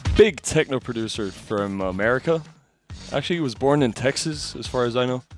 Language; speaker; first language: English; non-native, fluent; German